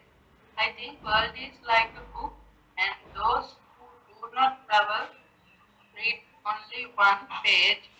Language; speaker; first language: English; non-native, learner; Sinhala